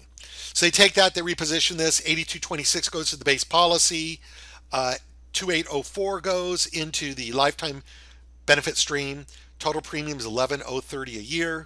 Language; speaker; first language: English; native; English